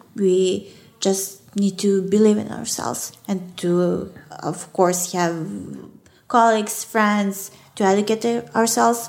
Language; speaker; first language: English; non-native, fluent; Serbian